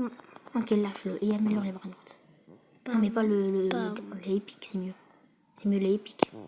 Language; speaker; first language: French; native; French